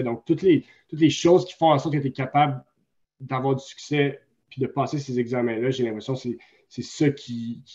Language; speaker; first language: French; native; French